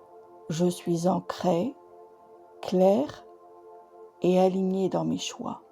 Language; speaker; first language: French; native; French